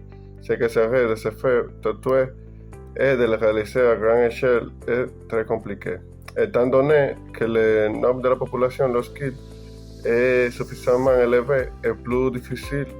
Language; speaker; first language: French; non-native, learner; Spanish